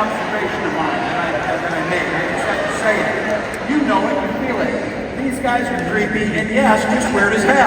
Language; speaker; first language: English; native; English